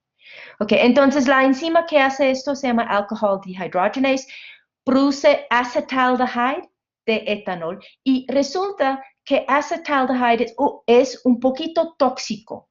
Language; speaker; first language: Spanish; non-native, fluent; English